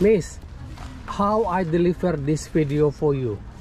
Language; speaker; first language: English; non-native, learner; Indonesian